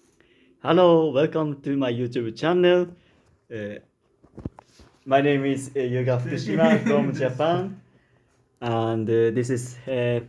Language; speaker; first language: English; non-native, learner; Japanese